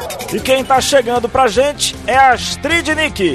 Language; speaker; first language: Portuguese; native; Portuguese